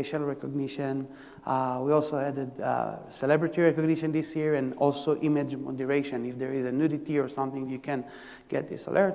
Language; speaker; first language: English; non-native, fluent; Hebrew